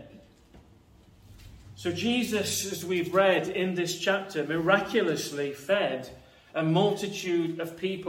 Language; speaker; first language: English; native; English